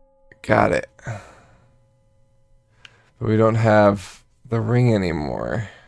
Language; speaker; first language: English; native; English